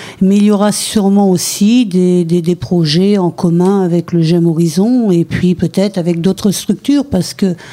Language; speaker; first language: French; native; French